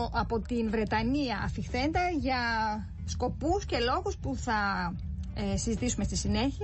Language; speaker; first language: Greek; native; Greek